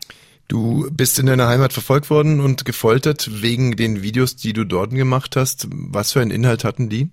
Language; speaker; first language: German; native; German